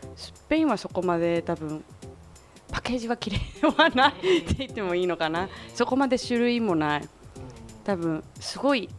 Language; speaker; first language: Japanese; non-native, fluent; Spanish